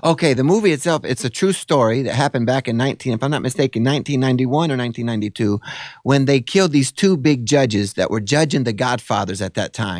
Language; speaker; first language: English; early bilingual, other home language; Italian